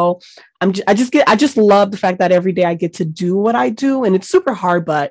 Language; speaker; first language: English; early bilingual, other home language; Haitian Creole